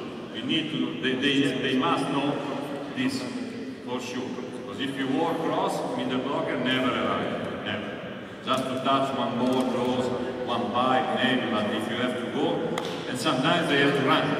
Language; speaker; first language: English; non-native, learner; Italian